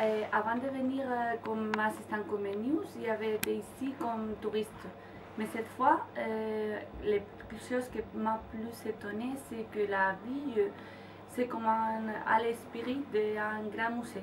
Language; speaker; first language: French; non-native, fluent; Spanish